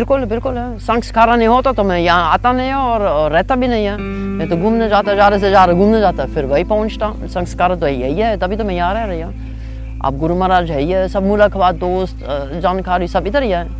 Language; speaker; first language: Hindi; non-native, learner; German